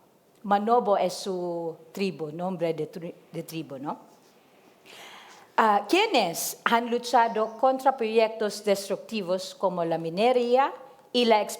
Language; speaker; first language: Spanish; non-native, learner; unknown